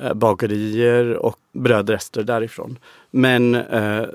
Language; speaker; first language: Swedish; non-native, fluent; English